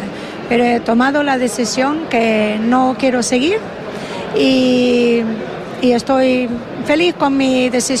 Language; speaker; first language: Spanish; non-native, fluent; English